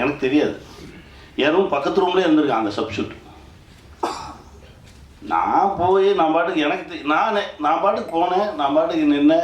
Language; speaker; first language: Tamil; native; Tamil